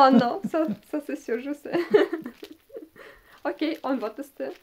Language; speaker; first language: French; non-native, learner; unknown